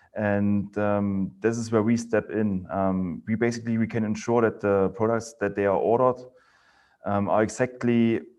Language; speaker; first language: English; non-native, fluent; German